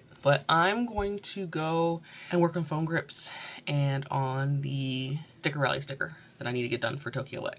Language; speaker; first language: English; native; English